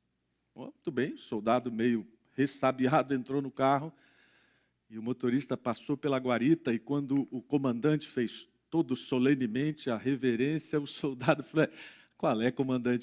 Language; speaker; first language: Portuguese; native; Portuguese